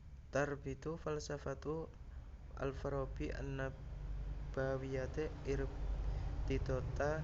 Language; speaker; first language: Arabic; non-native, learner; Indonesian